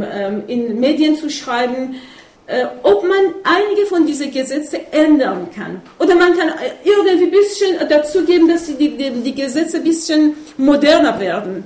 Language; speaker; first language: German; non-native, fluent; Persian